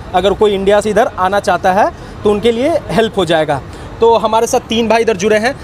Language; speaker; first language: Hindi; native; Hindi